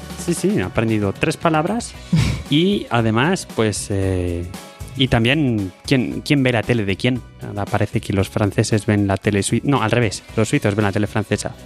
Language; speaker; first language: Spanish; native; Spanish